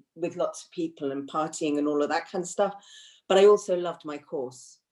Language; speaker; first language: English; early bilingual, other home language; Hindi